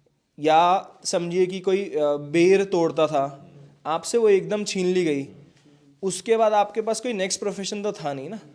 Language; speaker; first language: Hindi; native; Hindi